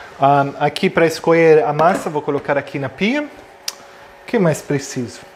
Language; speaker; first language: Portuguese; non-native, fluent; Italian